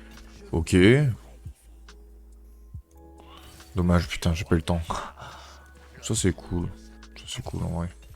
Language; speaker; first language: French; native; French